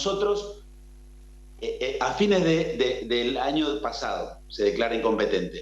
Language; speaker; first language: Spanish; native; Spanish